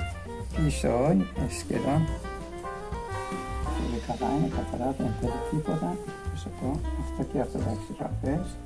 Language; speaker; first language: Greek; non-native, learner; Persian